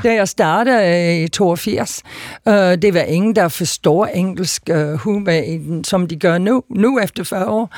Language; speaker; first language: Danish; non-native, fluent; English